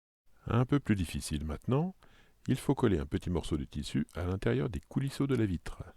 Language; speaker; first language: French; native; French